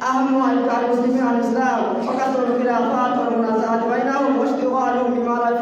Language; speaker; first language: Arabic; non-native, learner; Bangla